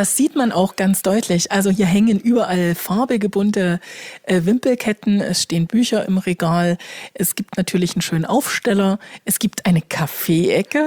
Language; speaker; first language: German; native; German